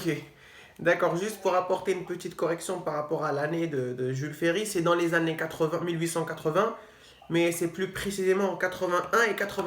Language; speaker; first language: French; native; French